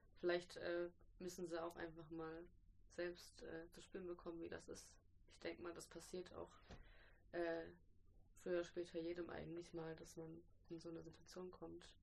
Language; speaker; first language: German; early bilingual, other home language; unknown